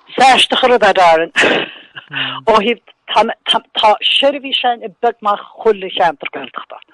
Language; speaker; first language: Irish; native; Irish